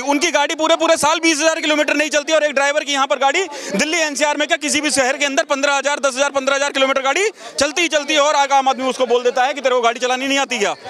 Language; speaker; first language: Hindi; native; Hindi